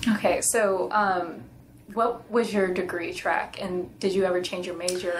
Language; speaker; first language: English; native; English